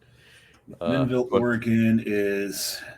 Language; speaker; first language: English; native; English